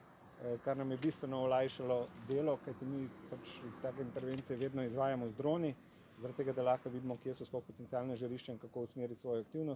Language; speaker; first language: Slovenian; native; Slovenian